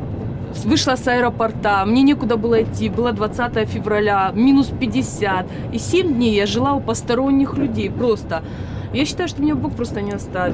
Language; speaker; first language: Russian; native; Russian